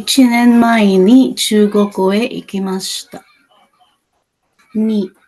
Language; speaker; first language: Japanese; non-native, learner; Filipino